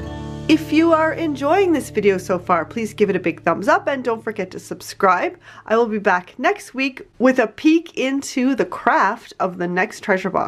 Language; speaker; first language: English; native; English